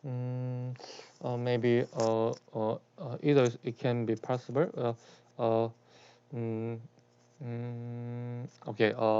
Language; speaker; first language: English; non-native, learner; Korean